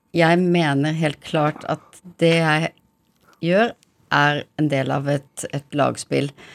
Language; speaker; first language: Norwegian; early bilingual, heritage; English